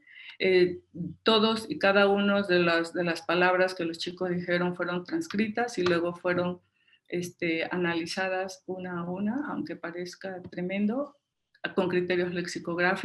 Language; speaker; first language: Spanish; native; Spanish